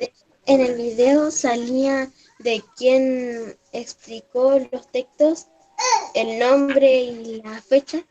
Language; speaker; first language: Spanish; native; Spanish